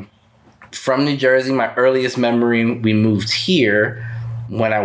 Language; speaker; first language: English; early bilingual, other home language; Spanish